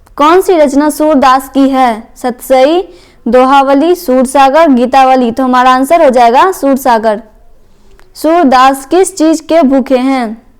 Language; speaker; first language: Hindi; native; Hindi